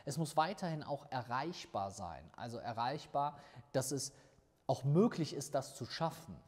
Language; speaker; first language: German; native; German